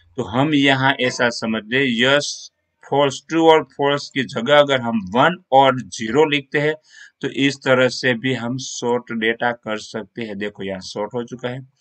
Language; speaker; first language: Hindi; non-native, local second language; Gujarati